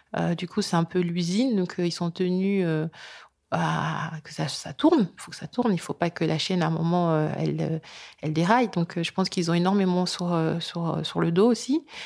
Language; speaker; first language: French; early bilingual, other home language; Lingala